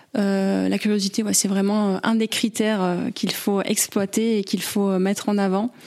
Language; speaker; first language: French; native; French